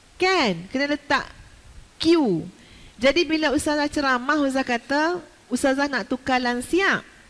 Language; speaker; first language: Malay; native; Malay